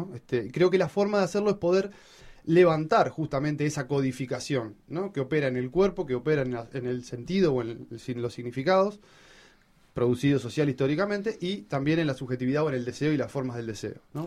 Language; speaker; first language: Spanish; native; Spanish